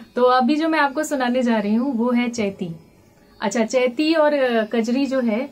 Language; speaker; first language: Hindi; native; Hindi